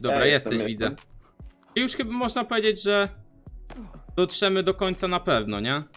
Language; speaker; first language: Polish; native; Polish